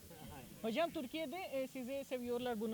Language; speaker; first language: Turkish; non-native, learner; Urdu